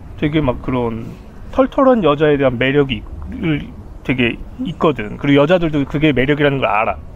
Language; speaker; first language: Korean; native; Korean